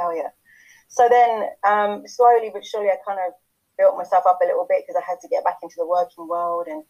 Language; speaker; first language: English; native; English